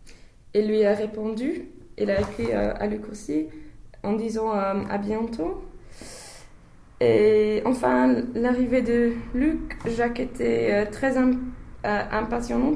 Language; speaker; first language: French; non-native, learner; English